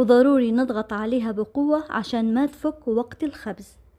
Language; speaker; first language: Arabic; native; Arabic